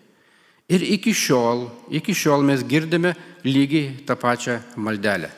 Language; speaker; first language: Lithuanian; native; Lithuanian